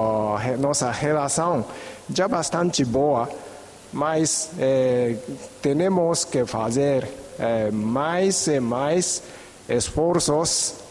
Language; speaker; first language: Portuguese; non-native, fluent; Japanese